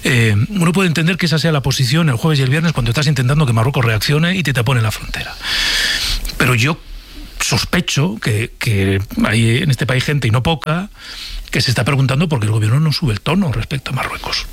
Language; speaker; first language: Spanish; native; Spanish